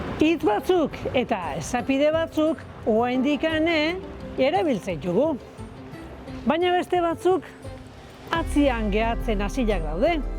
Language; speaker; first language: Basque; native; Basque